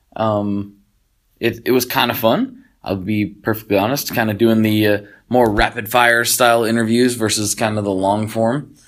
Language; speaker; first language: English; early bilingual, other home language; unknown